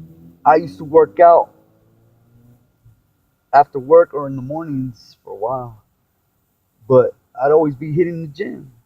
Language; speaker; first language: English; native; English